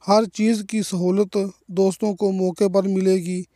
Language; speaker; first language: Urdu; non-native, local second language; Punjabi